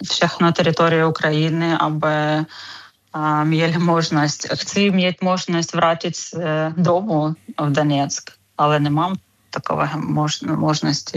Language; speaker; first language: Czech; non-native, learner; Ukrainian